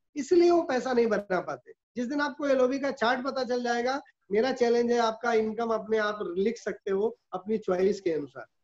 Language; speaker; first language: Hindi; native; Hindi